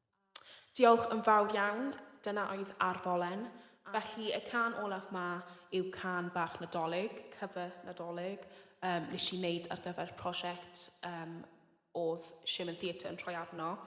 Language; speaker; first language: Welsh; non-native, local second language; English